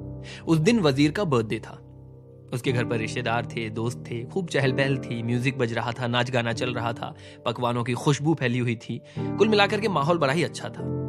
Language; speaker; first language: Hindi; native; Hindi